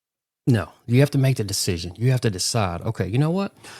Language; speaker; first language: English; native; English